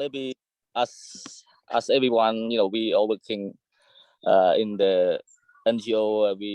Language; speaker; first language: English; non-native, learner; Khmer